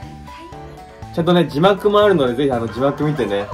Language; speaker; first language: Japanese; native; Japanese